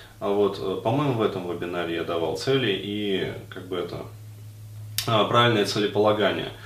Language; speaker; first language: Russian; native; Russian